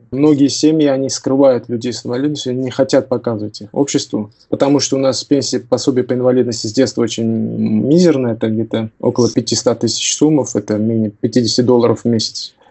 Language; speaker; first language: Russian; non-native, local second language; Tajik